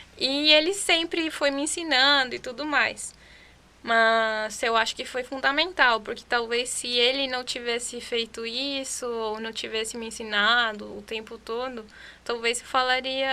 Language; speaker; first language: Portuguese; non-native, fluent; Spanish